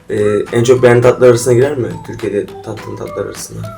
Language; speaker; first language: Turkish; native; Turkish